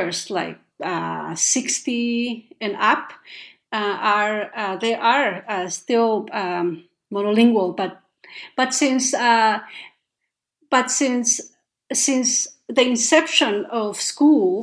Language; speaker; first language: English; non-native, fluent; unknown